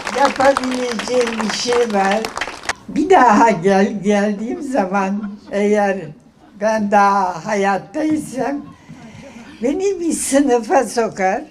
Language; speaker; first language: Turkish; early bilingual, other home language; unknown